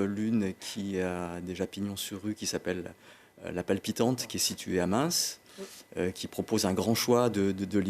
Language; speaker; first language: French; native; French